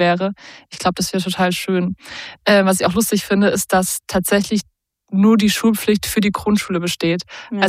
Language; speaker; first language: German; native; German